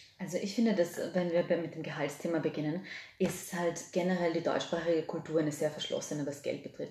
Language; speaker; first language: German; early bilingual, other home language; Serbian